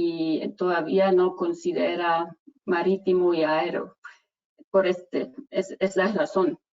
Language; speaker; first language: Spanish; non-native, fluent; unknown